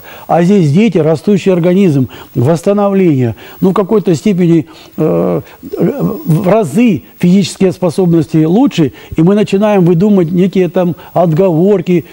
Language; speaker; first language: Russian; native; Russian